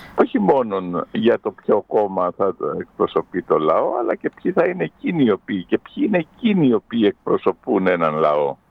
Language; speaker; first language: Greek; native; Greek